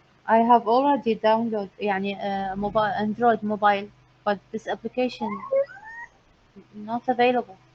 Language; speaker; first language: English; non-native, learner; Arabic